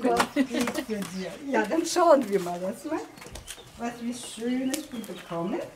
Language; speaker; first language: German; non-native, fluent; Russian